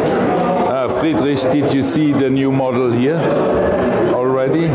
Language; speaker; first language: English; non-native, fluent; German